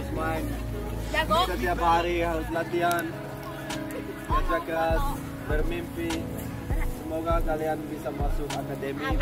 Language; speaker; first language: Indonesian; non-native, fluent; Dutch